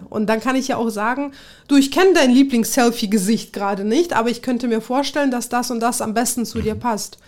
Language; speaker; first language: German; early bilingual, other home language; Russian